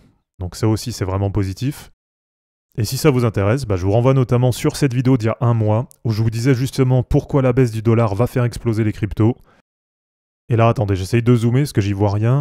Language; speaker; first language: French; native; French